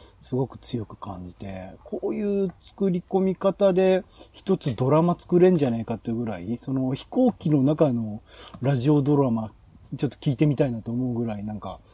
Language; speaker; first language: Japanese; native; Japanese